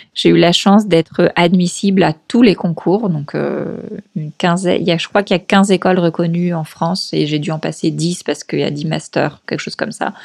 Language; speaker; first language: French; native; French